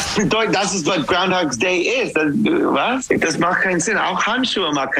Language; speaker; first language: German; non-native, learner; English